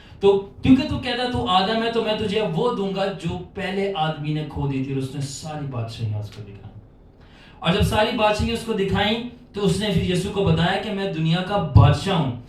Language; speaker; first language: Urdu; native; Urdu